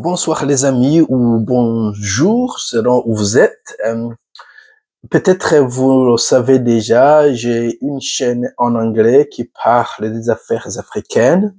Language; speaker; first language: French; non-native, local second language; Rundi